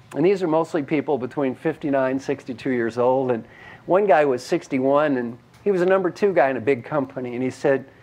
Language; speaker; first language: English; native; English